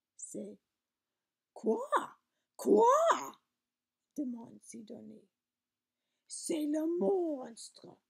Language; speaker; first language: French; non-native, learner; English